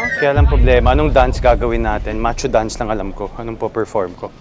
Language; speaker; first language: Filipino; native; Filipino